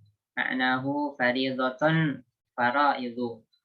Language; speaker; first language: Arabic; non-native, learner; Indonesian